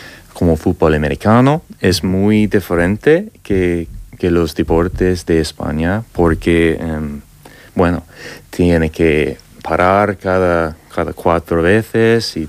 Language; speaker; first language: Spanish; non-native, fluent; English